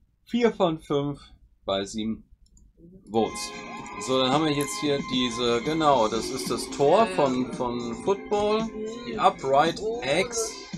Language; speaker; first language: German; native; German